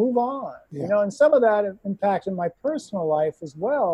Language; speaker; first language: English; native; English